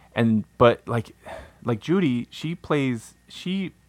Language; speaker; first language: English; native; English